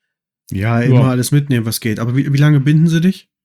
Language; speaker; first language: German; native; German